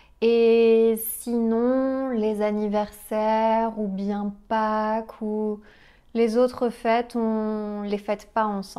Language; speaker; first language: French; native; French